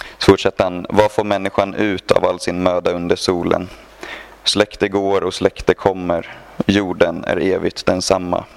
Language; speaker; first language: Swedish; native; Swedish